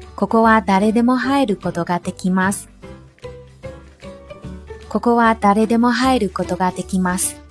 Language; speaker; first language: Japanese; non-native, fluent; Chinese